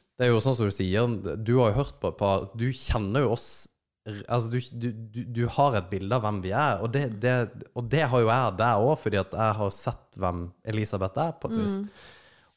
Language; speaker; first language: Norwegian; native; Norwegian